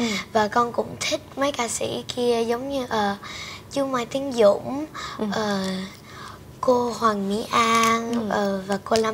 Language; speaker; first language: Vietnamese; early bilingual, heritage; Vietnamese